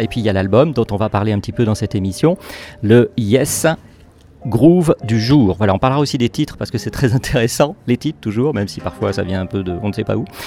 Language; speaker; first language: French; native; French